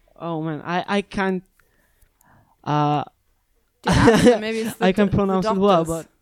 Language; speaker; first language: English; non-native, fluent; Polish